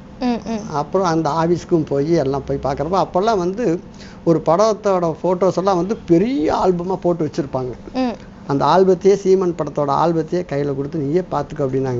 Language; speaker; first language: Tamil; native; Tamil